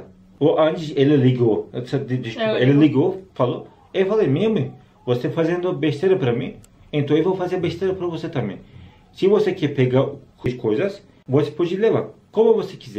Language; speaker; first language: Portuguese; non-native, learner; Turkish